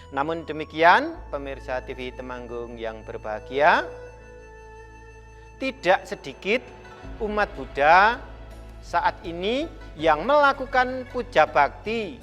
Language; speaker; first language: Indonesian; native; Indonesian